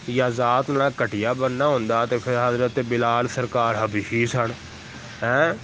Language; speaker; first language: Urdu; non-native, local second language; Punjabi